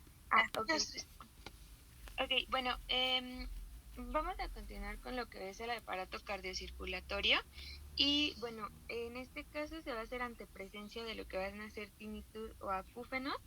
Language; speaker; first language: Spanish; native; Spanish